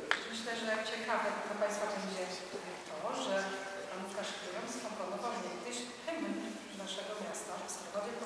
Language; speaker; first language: Polish; native; Polish